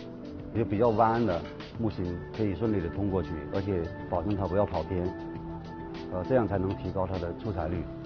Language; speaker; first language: Chinese; native; Chinese